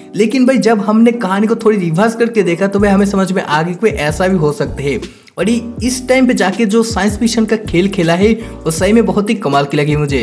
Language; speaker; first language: Hindi; non-native, local second language; Bangla